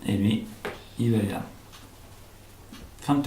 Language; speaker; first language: French; native; French